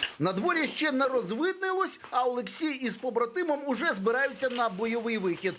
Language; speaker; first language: Ukrainian; native; Ukrainian